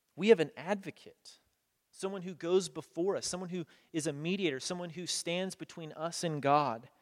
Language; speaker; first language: English; native; English